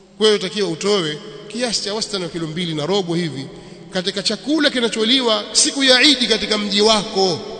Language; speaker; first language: Swahili; native; Swahili